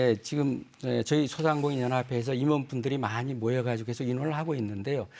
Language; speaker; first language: Korean; native; Korean